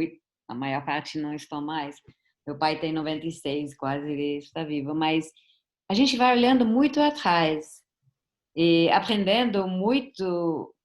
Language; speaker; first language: Portuguese; non-native, fluent; German